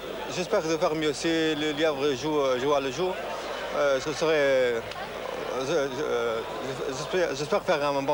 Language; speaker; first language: French; non-native, local second language; Arabic